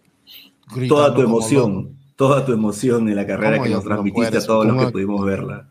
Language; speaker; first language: Spanish; native; Spanish